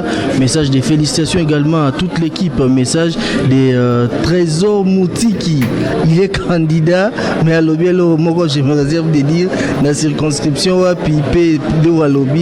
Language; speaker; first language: French; non-native, local second language; Lingala